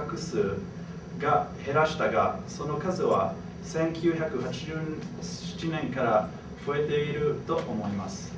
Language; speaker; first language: Japanese; non-native, fluent; English